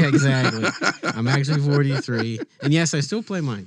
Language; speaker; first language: English; native; English